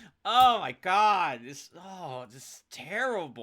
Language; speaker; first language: English; native; English